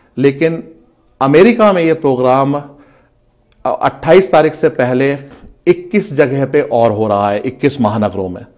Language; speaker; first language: Hindi; native; Hindi